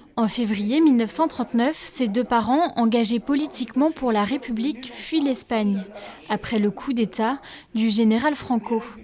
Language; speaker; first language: French; native; French